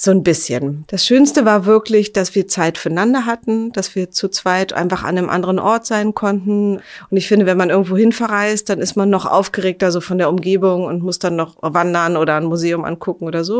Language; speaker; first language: German; native; German